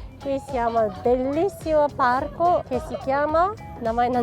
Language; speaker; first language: Italian; non-native, fluent; Japanese